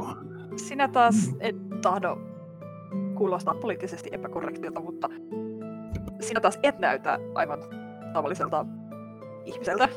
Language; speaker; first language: Finnish; native; Finnish